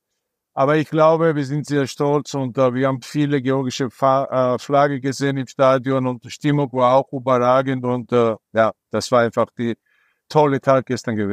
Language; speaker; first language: German; non-native, fluent; Georgian